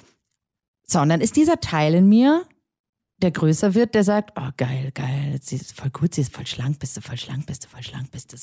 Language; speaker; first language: German; native; German